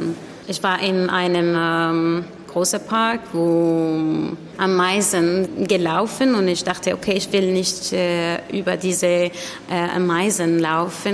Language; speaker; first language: German; non-native, learner; Arabic